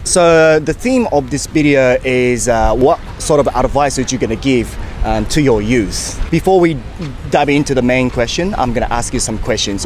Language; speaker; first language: English; non-native, fluent; Japanese